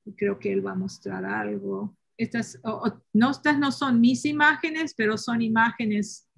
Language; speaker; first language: Spanish; early bilingual, heritage; Spanish